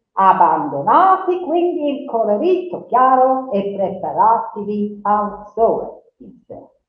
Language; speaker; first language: Italian; non-native, fluent; English